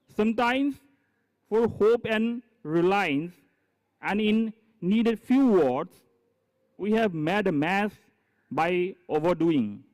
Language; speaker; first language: English; non-native, local second language; Assamese